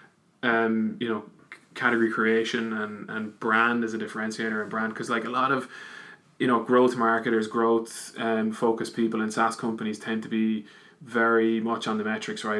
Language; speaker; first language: English; native; English